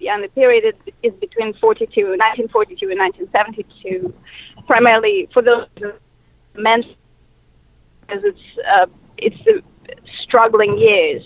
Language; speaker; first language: English; non-native, fluent; Russian